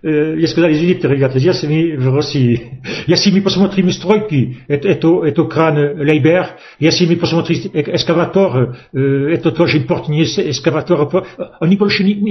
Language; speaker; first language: Russian; non-native, fluent; French